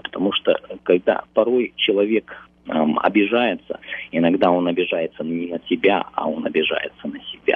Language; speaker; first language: Russian; early bilingual, heritage; Russian